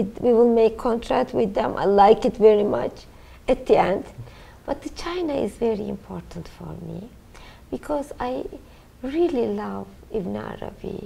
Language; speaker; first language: English; non-native, learner; Turkish